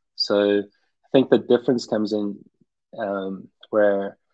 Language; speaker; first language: English; native; English